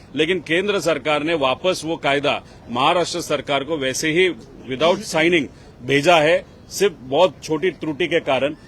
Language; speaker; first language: Hindi; non-native, local second language; Marathi